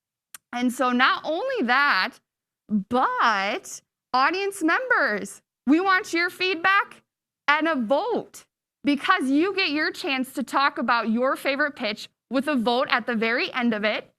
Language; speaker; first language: English; native; English